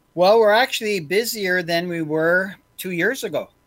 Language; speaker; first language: English; native; English